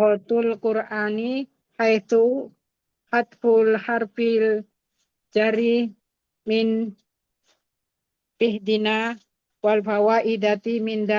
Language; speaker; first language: Arabic; non-native, learner; Indonesian